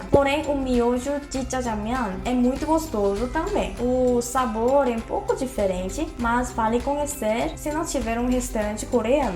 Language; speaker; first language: Portuguese; non-native, fluent; Korean